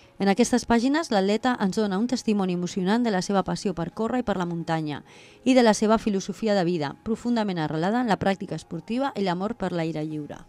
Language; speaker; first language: Catalan; non-native, local second language; Spanish